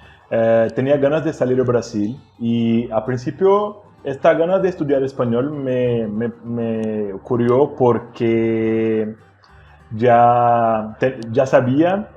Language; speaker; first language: Spanish; non-native, fluent; Portuguese